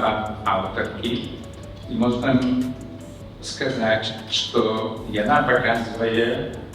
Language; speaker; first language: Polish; non-native, learner; Belarusian